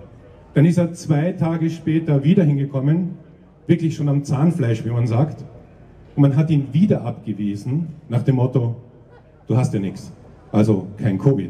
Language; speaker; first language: German; native; German